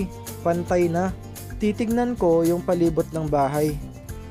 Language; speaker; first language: Filipino; native; Filipino